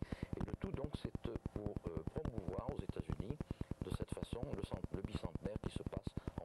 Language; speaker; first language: French; native; French